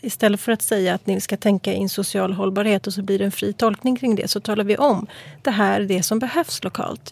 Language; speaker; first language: Swedish; native; Swedish